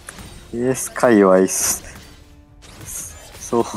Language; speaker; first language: Japanese; native; Japanese